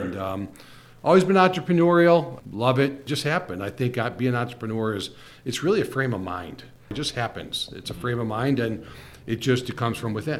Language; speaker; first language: English; native; English